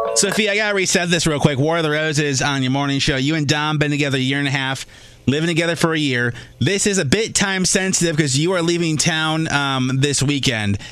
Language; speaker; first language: English; native; English